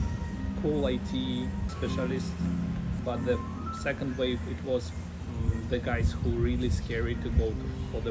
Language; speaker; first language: English; non-native, learner; Russian